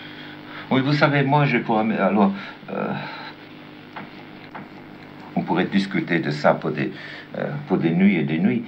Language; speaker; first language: French; non-native, learner; German